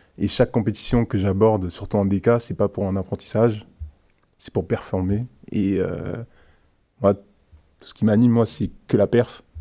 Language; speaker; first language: French; early bilingual, other home language; Haitian Creole